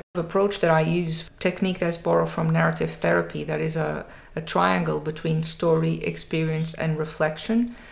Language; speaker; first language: English; non-native, fluent; Portuguese